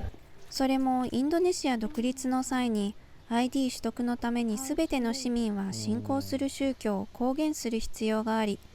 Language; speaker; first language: Japanese; native; Japanese